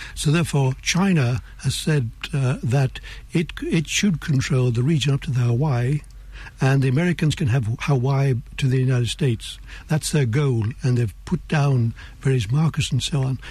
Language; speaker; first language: English; native; English